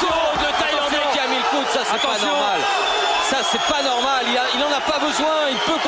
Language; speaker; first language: French; native; French